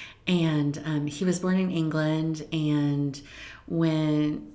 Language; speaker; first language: English; native; English